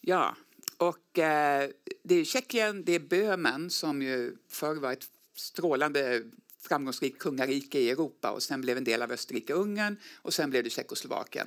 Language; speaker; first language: Swedish; native; Swedish